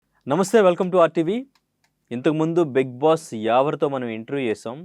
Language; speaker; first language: Telugu; native; Telugu